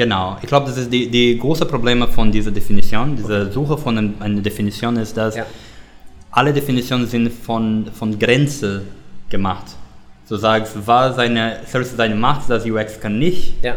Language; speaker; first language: German; non-native, learner; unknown